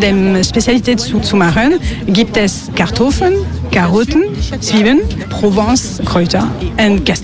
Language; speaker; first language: German; non-native, learner; French